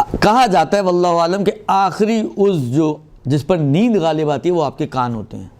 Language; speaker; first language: Urdu; non-native, local second language; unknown